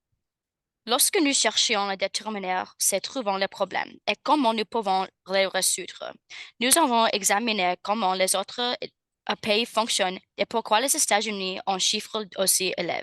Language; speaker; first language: French; non-native, learner; English